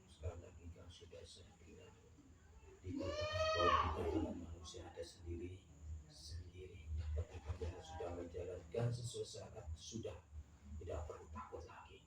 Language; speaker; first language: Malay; non-native, local second language; Javanese